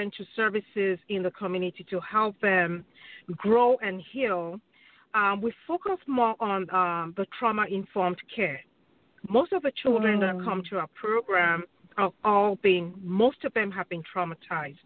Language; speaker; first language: English; non-native, local second language; Yoruba